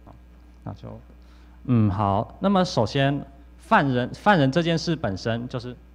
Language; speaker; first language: Chinese; native; Chinese